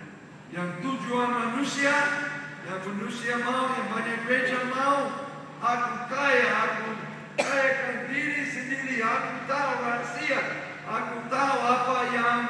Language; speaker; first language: Indonesian; non-native, fluent; English